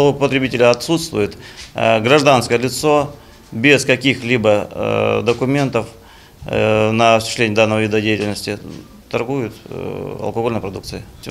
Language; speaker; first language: Russian; native; Russian